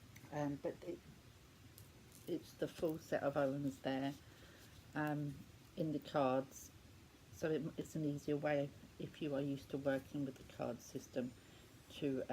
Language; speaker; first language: English; native; English